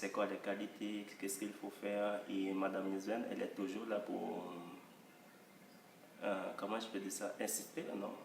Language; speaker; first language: French; non-native, local second language; Haitian Creole